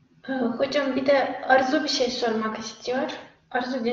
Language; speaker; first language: Turkish; non-native, fluent; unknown